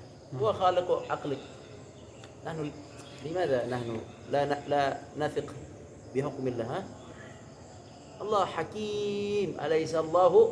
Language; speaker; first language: Arabic; non-native, fluent; Indonesian